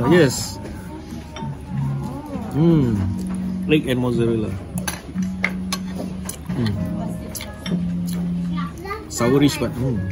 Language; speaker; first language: English; non-native, local second language; Malay